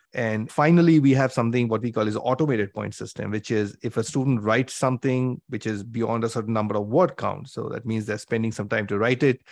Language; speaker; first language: English; non-native, local second language; Bangla